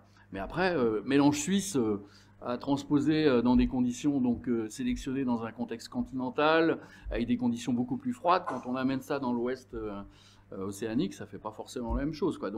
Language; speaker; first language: French; native; French